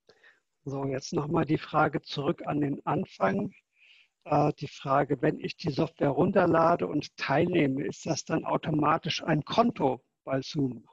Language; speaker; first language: German; native; German